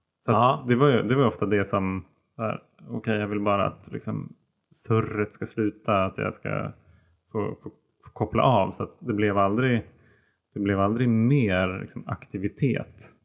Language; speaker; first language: Swedish; native; Swedish